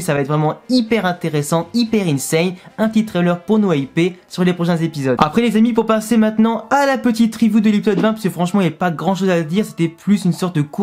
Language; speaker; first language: French; native; French